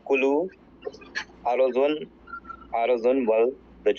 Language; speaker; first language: Arabic; non-native, learner; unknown